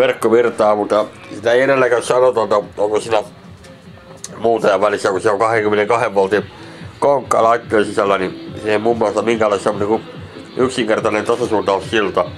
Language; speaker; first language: Finnish; native; Finnish